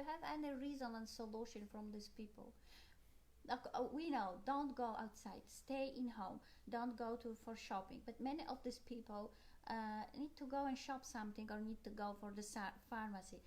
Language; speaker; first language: English; non-native, learner; Polish